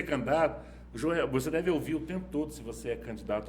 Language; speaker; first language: Portuguese; native; Portuguese